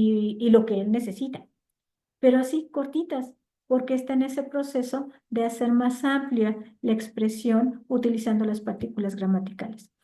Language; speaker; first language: Spanish; native; Spanish